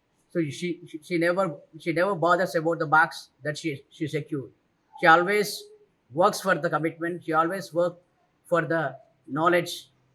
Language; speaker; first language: English; non-native, local second language; Telugu